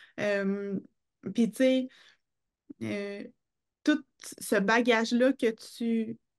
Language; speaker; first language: French; native; French